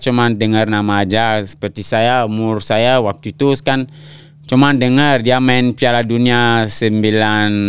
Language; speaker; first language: Indonesian; non-native, local second language; French